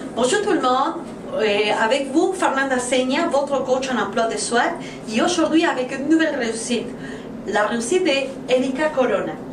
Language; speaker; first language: French; non-native, fluent; Spanish